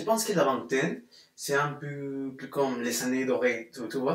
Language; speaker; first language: French; non-native, fluent; Spanish